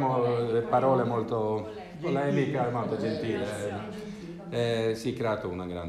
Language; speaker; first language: Italian; non-native, learner; Swedish